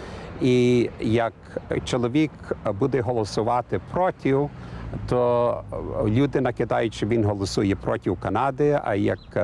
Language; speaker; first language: Ukrainian; early bilingual, heritage; English